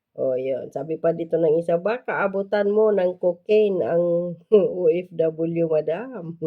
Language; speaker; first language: Filipino; native; Filipino